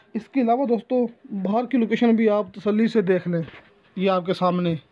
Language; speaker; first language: Urdu; non-native, local second language; Punjabi